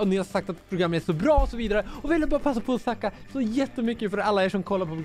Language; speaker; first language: Swedish; native; Swedish